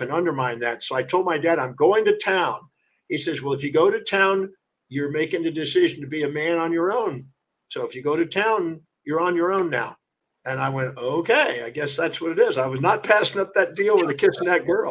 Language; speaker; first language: English; native; English